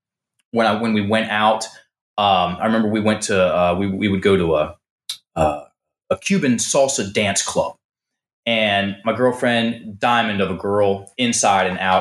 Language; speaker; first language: English; native; English